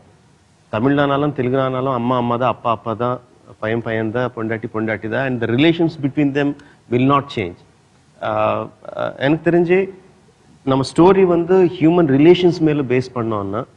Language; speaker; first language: Tamil; non-native, fluent; Telugu